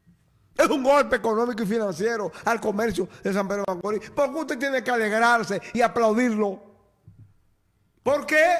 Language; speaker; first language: Spanish; native; Spanish